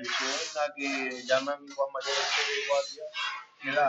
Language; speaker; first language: Spanish; native; Spanish